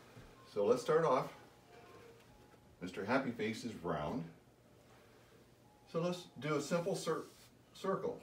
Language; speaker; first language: English; native; English